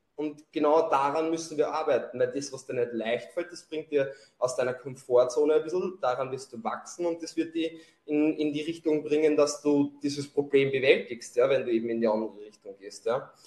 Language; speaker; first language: German; native; German